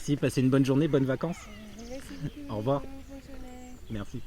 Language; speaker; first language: French; native; French